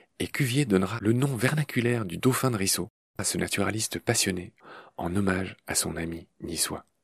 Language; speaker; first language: French; native; French